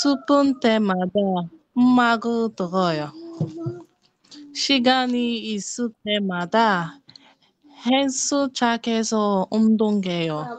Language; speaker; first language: Korean; non-native, learner; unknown